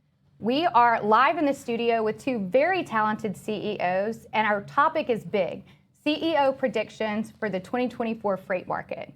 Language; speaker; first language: English; native; English